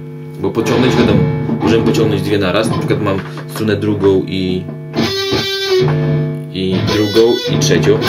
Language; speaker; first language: Polish; native; Polish